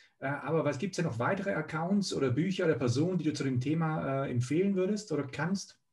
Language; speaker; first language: German; early bilingual, other home language; Serbian